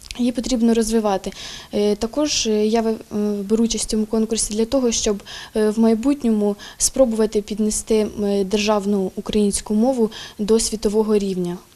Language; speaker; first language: Ukrainian; native; Ukrainian